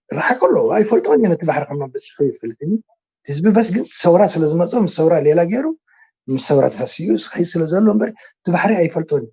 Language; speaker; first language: Tigrinya; non-native, local second language; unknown